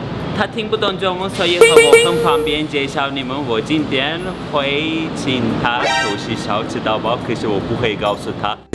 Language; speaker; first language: Chinese; non-native, fluent; Turkish